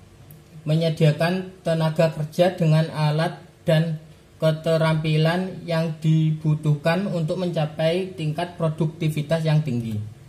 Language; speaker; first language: Indonesian; native; Indonesian